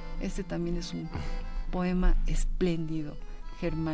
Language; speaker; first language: Spanish; native; Spanish